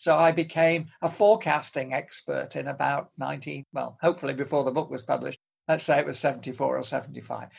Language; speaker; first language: English; native; English